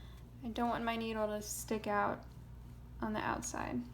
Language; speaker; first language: English; native; English